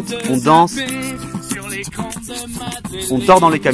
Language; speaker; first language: French; native; French